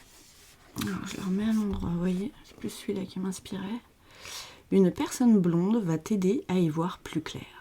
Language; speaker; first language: French; native; French